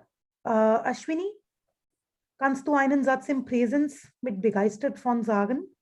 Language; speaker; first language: German; non-native, fluent; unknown